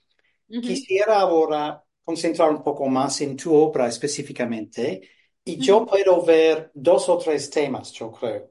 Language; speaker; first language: Spanish; non-native, fluent; English